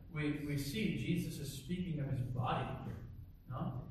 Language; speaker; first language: Spanish; non-native, learner; English